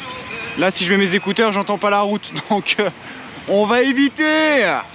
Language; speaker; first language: French; native; French